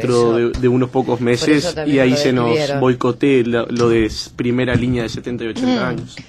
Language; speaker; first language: Spanish; native; Spanish